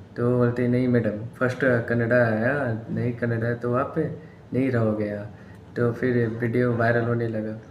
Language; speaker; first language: Hindi; native; Hindi